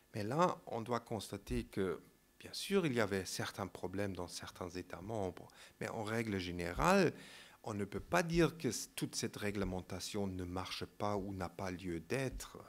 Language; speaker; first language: French; non-native, fluent; German